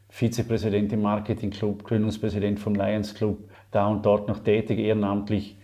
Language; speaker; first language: German; native; German